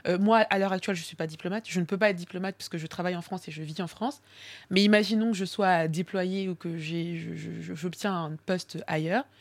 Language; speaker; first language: French; early bilingual, other home language; Swahili